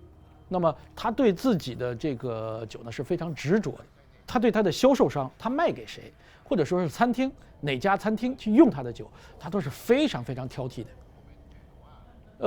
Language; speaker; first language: Chinese; native; Chinese